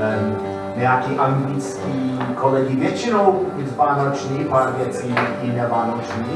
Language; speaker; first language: Czech; non-native, learner; English